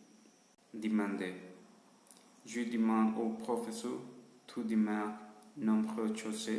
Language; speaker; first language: French; non-native, learner; Spanish